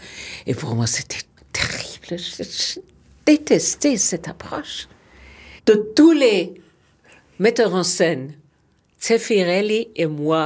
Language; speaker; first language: French; non-native, fluent; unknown